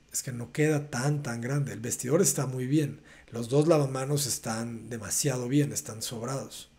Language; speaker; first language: Spanish; native; Spanish